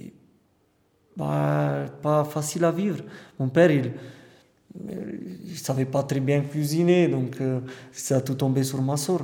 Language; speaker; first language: French; non-native, fluent; Romanian